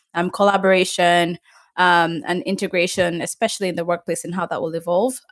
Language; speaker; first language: English; non-native, local second language; Ganda